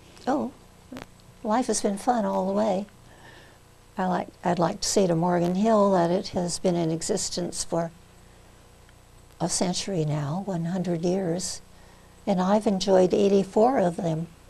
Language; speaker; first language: English; native; English